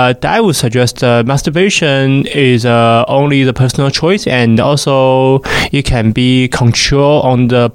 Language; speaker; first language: English; non-native, fluent; Chinese